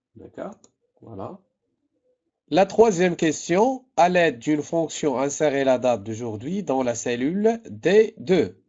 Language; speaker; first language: French; non-native, local second language; Arabic